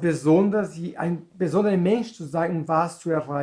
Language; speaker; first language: German; non-native, learner; Portuguese